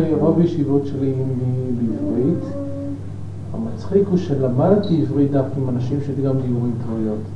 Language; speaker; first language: Hebrew; non-native, fluent; English